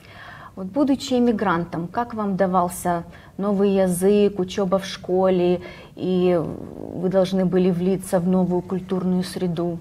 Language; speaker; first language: Russian; native; Russian